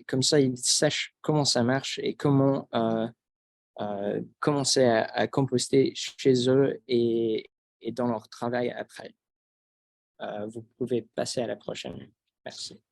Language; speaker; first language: French; non-native, fluent; English